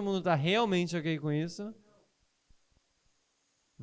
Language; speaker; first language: Portuguese; native; Portuguese